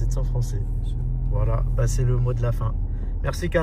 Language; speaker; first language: French; early bilingual, other home language; Arabic